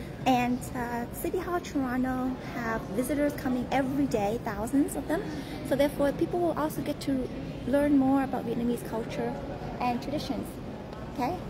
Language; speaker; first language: English; early bilingual, other home language; Vietnamese